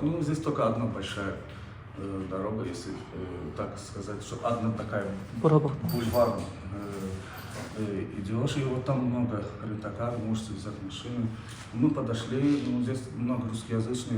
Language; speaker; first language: Russian; non-native, fluent; Azerbaijani